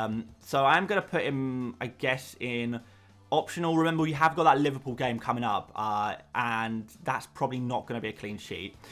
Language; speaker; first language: English; native; English